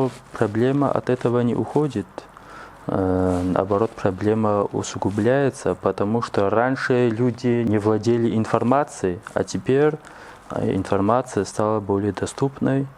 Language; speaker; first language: Russian; non-native, local second language; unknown